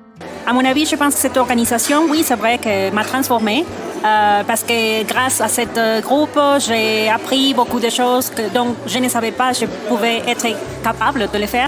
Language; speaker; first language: French; non-native, fluent; Spanish